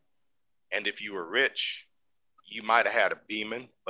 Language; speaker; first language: English; native; English